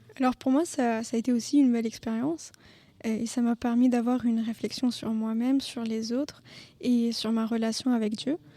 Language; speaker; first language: French; non-native, local second language; Arabic